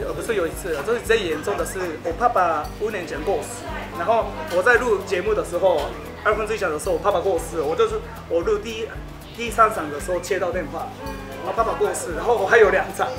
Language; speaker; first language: Chinese; non-native, fluent; Japanese